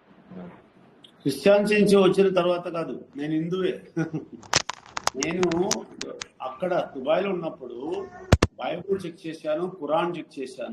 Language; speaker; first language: Telugu; non-native, learner; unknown